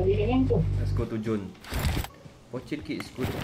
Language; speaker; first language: English; non-native, learner; Indonesian